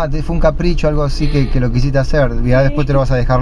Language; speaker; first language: Spanish; native; Spanish